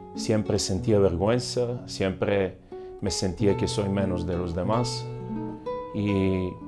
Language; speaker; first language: Spanish; non-native, fluent; Bulgarian